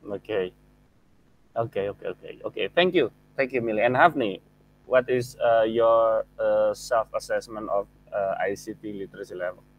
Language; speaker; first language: English; non-native, fluent; Indonesian